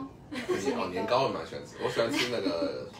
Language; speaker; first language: Chinese; native; Chinese